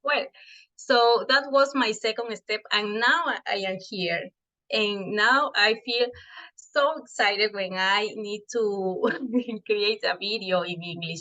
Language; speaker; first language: English; non-native, fluent; Spanish